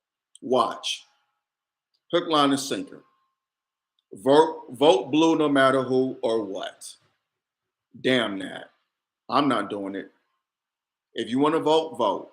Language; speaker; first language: English; native; English